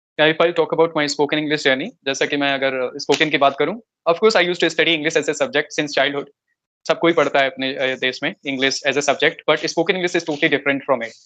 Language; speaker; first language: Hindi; native; Hindi